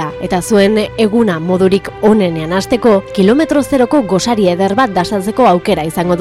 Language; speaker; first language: Basque; native; Basque